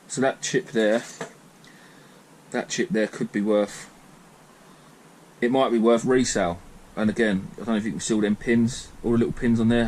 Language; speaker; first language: English; native; English